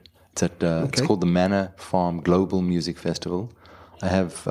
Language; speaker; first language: English; native; English